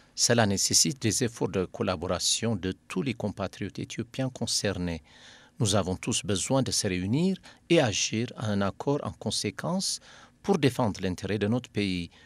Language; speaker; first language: French; non-native, fluent; Amharic